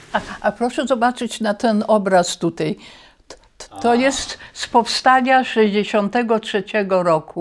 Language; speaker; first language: Polish; early bilingual, heritage; Polish